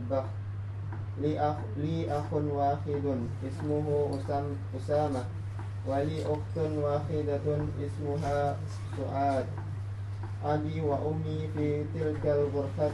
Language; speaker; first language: Arabic; non-native, learner; Indonesian